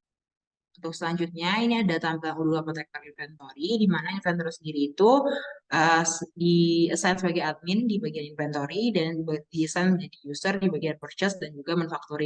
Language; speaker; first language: Indonesian; native; Indonesian